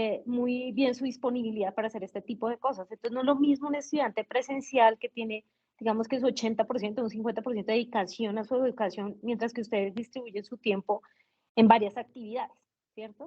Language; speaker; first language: Spanish; native; Spanish